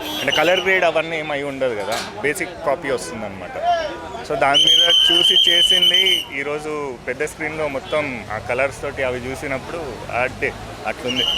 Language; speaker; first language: Telugu; native; Telugu